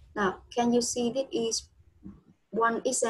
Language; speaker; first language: English; non-native, fluent; Vietnamese